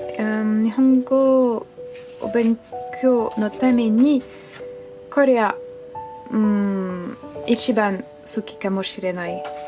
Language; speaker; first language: Japanese; non-native, learner; French